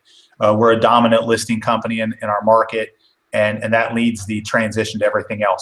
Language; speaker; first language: English; native; English